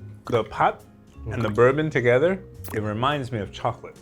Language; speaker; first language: English; early bilingual, other home language; Korean